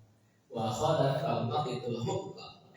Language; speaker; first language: Arabic; non-native, fluent; Indonesian